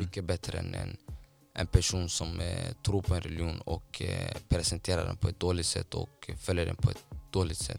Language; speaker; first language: Swedish; non-native, fluent; Somali